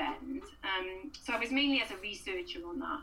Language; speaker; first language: English; native; English